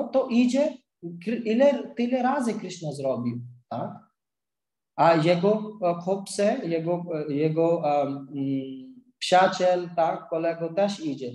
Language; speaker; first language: Polish; non-native, learner; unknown